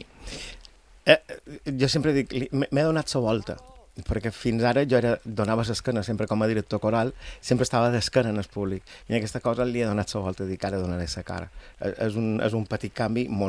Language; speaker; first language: Catalan; native; Catalan